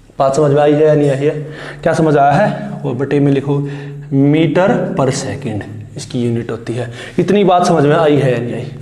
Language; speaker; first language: Hindi; native; Hindi